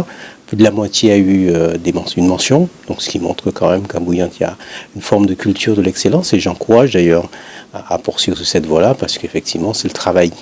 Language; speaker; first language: French; native; French